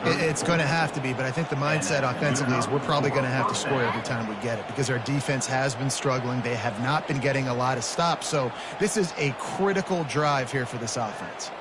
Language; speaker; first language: English; native; English